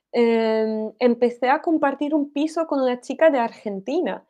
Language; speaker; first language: Spanish; non-native, fluent; Polish